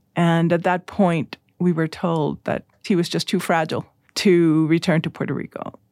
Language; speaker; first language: English; early bilingual, other home language; Spanish